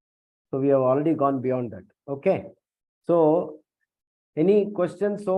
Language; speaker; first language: English; non-native, local second language; Kannada